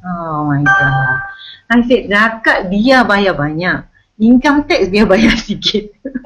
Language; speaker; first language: English; non-native, local second language; Malay